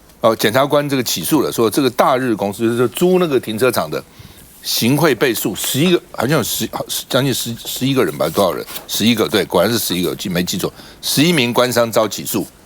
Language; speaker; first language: Chinese; native; Chinese